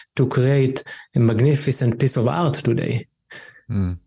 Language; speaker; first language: English; non-native, fluent; Hebrew